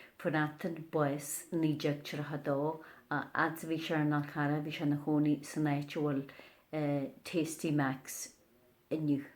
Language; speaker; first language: Irish; native; Irish